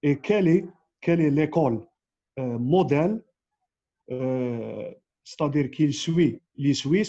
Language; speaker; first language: French; non-native, local second language; Arabic